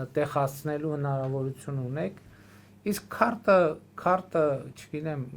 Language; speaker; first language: Armenian; native; Armenian